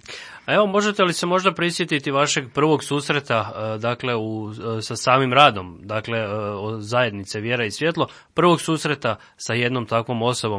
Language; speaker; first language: Serbian; native; Serbian